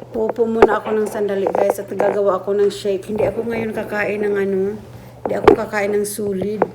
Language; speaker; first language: Filipino; non-native, local second language; Cebuano